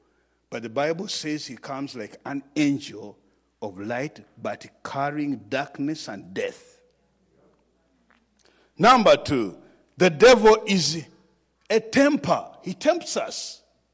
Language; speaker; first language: English; non-native, local second language; Ganda